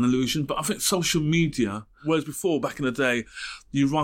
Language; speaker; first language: English; native; English